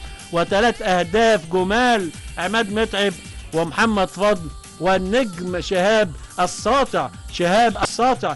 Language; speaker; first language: Arabic; native; Arabic